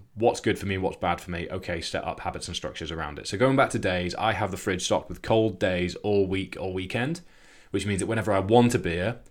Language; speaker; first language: English; native; English